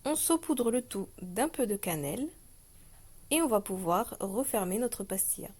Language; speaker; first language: French; non-native, local second language; Arabic